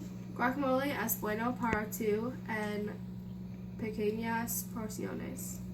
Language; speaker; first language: Spanish; non-native, learner; English